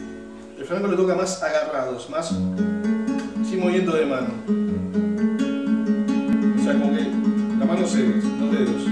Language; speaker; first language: Spanish; native; Spanish